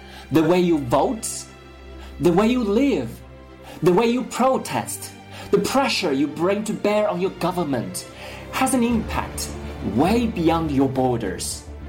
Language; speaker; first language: English; non-native, fluent; Chinese